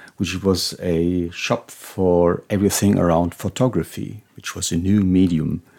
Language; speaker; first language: English; non-native, fluent; German